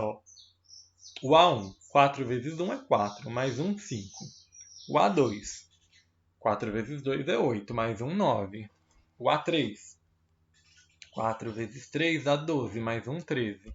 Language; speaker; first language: Portuguese; native; Portuguese